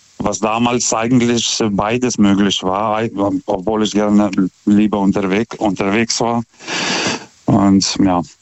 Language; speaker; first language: German; non-native, fluent; Lithuanian